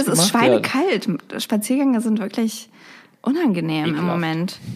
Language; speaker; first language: German; native; German